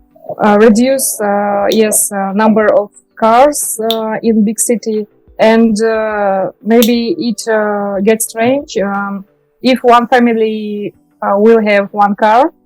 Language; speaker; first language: English; non-native, learner; Russian